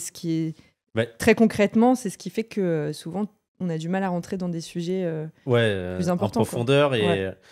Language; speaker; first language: French; native; French